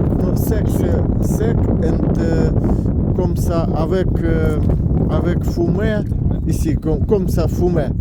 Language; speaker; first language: French; non-native, learner; Russian